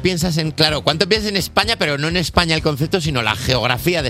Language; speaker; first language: Spanish; native; Spanish